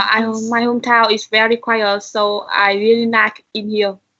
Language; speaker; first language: English; non-native, learner; Vietnamese